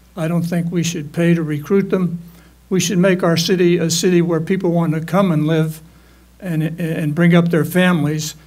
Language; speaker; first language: English; native; English